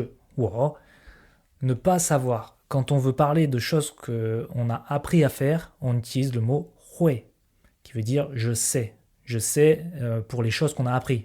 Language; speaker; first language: French; native; French